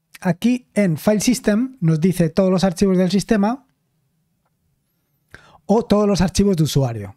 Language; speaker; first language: Spanish; native; Spanish